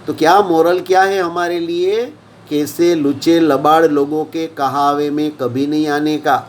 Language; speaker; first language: Hindi; non-native, local second language; Gujarati